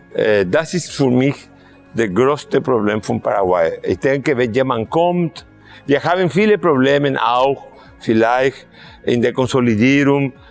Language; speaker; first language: German; non-native, fluent; Spanish